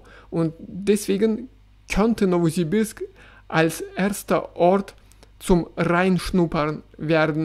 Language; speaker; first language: German; non-native, fluent; Russian